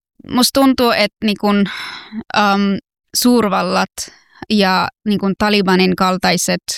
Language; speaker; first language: Finnish; non-native, fluent; Persian